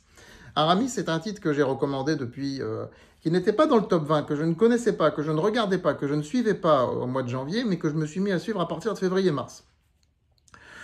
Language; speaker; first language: French; native; French